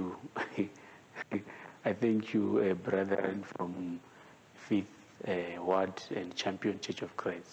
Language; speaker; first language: English; non-native, local second language; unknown